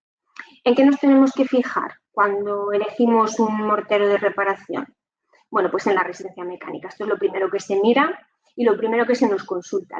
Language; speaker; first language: Spanish; native; Spanish